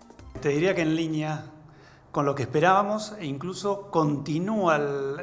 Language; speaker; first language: Spanish; native; Spanish